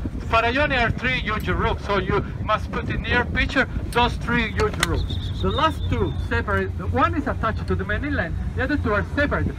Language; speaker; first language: English; non-native, fluent; Italian